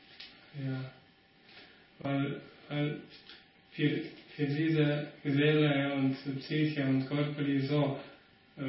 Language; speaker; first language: German; non-native, learner; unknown